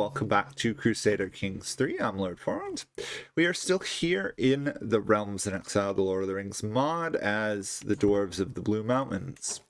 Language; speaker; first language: English; native; English